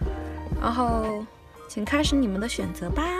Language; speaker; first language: Chinese; native; Chinese